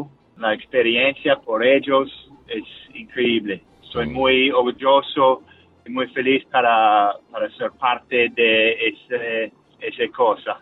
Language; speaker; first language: Spanish; non-native, learner; English